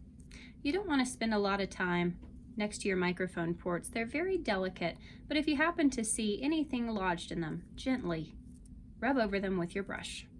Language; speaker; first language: English; native; English